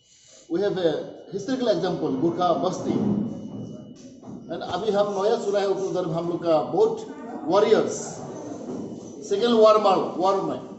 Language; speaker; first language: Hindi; non-native, local second language; Kok Borok